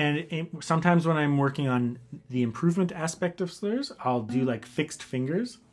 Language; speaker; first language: English; native; English